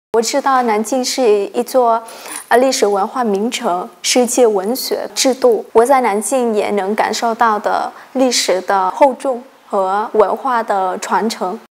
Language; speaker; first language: Chinese; non-native, fluent; Vietnamese